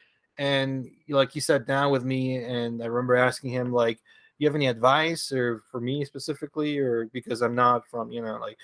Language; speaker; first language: English; early bilingual, other home language; Spanish